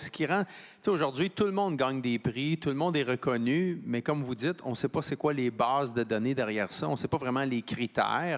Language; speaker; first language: French; native; French